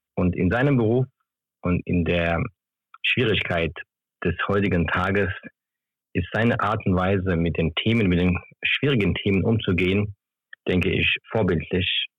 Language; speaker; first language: German; early bilingual, other home language; Turkish